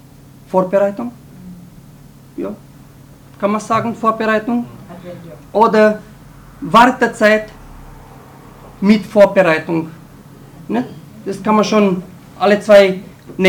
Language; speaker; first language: German; non-native, fluent; Romanian